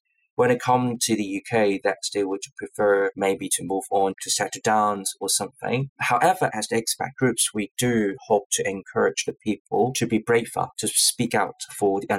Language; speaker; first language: English; non-native, local second language; Cantonese